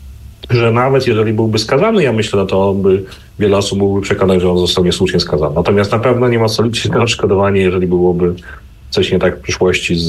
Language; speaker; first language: Polish; native; Polish